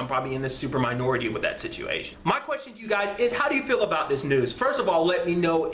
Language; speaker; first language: English; native; English